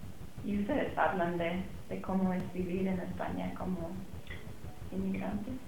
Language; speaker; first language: Spanish; non-native, fluent; English